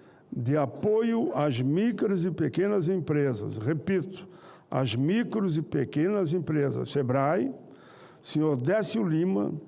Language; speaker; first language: Portuguese; native; Portuguese